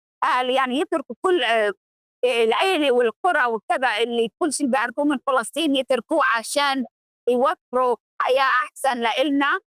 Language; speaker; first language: Arabic; early bilingual, heritage; Arabic